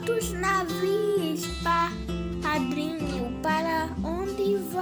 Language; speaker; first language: Portuguese; non-native, learner; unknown